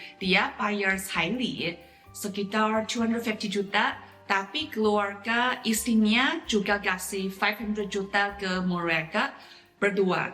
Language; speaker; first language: Indonesian; non-native, fluent; Chinese